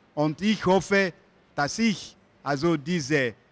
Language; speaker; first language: German; non-native, fluent; Igbo